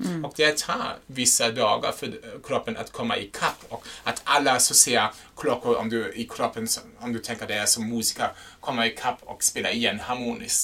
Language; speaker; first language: Swedish; non-native, fluent; German